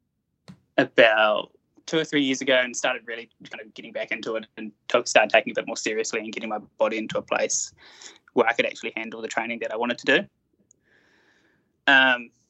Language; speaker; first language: English; native; English